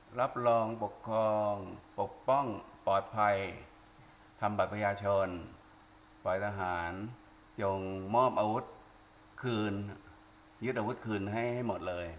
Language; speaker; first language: Thai; native; Thai